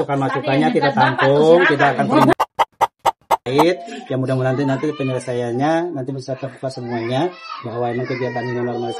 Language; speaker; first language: Indonesian; non-native, local second language; Sundanese